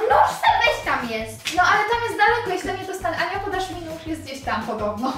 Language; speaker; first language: Polish; native; Polish